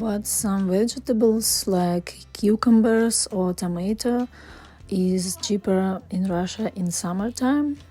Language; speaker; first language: English; non-native, fluent; Russian